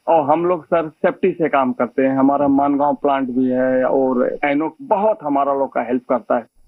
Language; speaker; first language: Hindi; native; Hindi